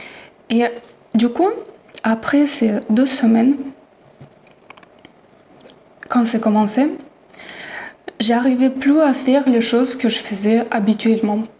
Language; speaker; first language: French; non-native, fluent; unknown